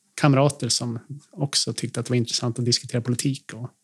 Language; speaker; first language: Swedish; native; Swedish